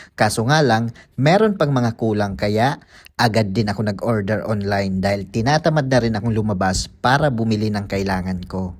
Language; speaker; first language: Filipino; native; Filipino